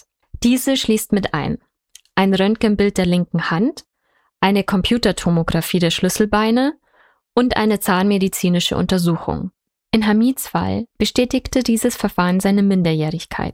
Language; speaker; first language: German; native; German